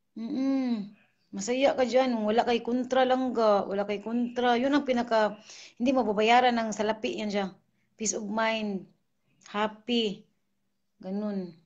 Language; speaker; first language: Filipino; non-native, local second language; Cebuano